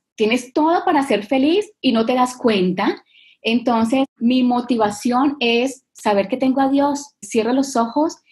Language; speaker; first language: Spanish; native; Spanish